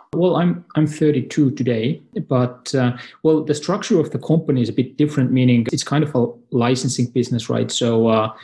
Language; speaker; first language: English; non-native, fluent; Estonian